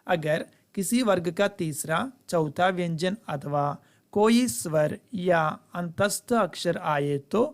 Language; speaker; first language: Hindi; non-native, local second language; Telugu